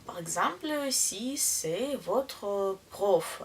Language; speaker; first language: French; non-native, learner; Russian